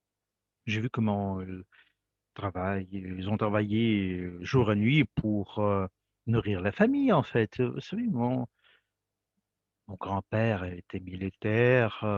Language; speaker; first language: French; non-native, fluent; Russian